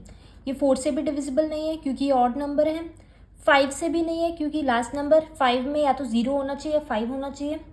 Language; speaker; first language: Hindi; native; Hindi